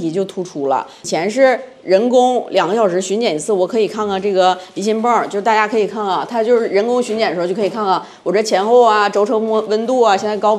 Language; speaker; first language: Chinese; native; Chinese